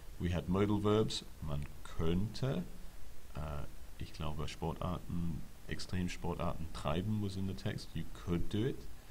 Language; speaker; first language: English; native; English